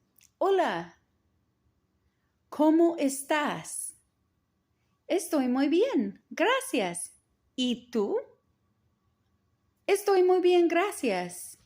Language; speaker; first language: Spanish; non-native, learner; English